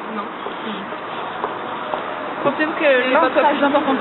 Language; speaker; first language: French; native; French